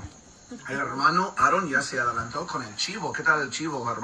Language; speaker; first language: Spanish; non-native, fluent; English